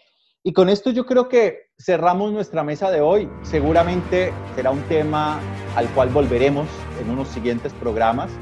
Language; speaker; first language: Spanish; native; Spanish